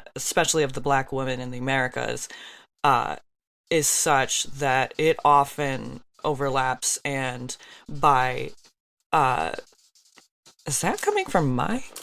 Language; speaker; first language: English; early bilingual, other home language; Yoruba